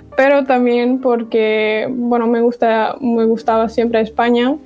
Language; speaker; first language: Spanish; non-native, fluent; German